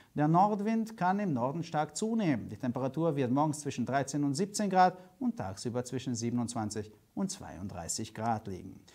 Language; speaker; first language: German; non-native, fluent; Hungarian